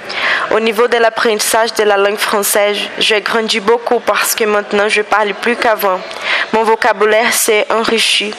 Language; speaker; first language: French; non-native, learner; Portuguese